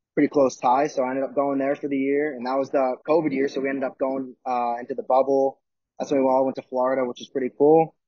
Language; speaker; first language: English; native; English